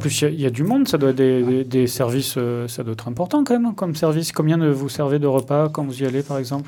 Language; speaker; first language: French; native; French